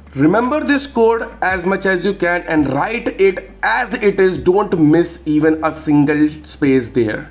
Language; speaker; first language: English; non-native, local second language; Hindi